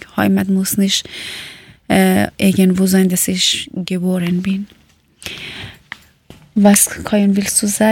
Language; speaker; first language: German; non-native, learner; Persian